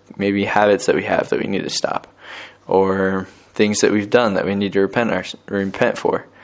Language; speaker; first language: English; native; English